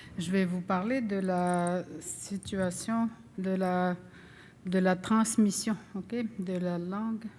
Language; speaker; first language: French; non-native, local second language; Innu-aimun